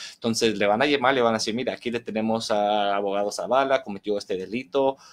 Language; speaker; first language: Spanish; early bilingual, heritage; Spanish